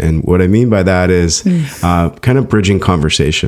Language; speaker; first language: English; native; English